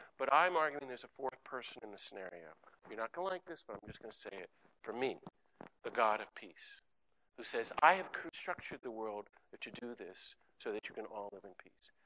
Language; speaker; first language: English; native; English